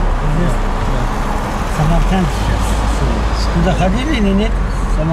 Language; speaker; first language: Russian; non-native, local second language; Uzbek